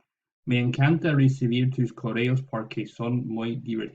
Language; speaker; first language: Spanish; non-native, fluent; English